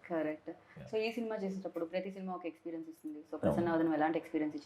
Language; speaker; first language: Telugu; native; Telugu